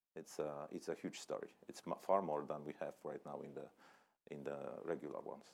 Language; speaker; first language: English; non-native, fluent; Polish